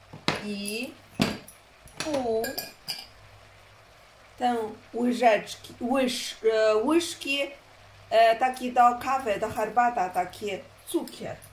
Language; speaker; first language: Polish; non-native, learner; Chinese